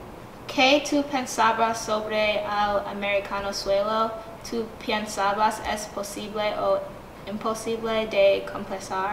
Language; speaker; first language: Spanish; non-native, learner; English